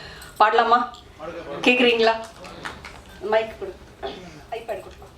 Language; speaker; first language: Tamil; native; Tamil